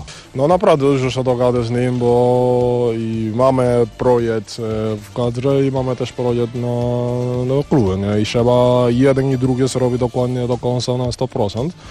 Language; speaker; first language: Polish; non-native, learner; Spanish